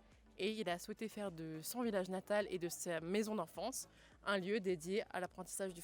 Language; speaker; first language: French; native; French